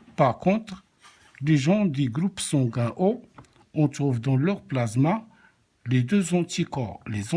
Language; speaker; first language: French; non-native, local second language; Arabic